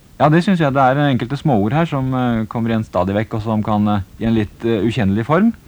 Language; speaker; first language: Norwegian; native; Norwegian